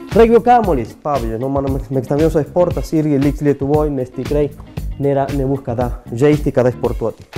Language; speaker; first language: Lithuanian; non-native, fluent; Spanish